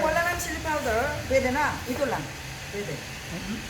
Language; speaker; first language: Filipino; non-native, learner; Korean